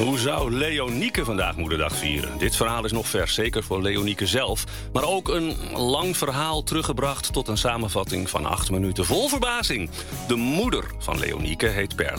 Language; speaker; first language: Dutch; native; Dutch